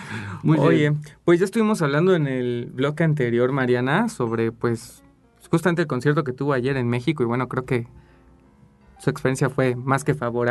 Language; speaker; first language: Spanish; native; Spanish